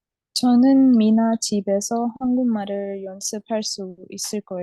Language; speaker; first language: Korean; non-native, learner; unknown